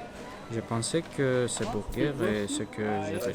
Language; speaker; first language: French; non-native, learner; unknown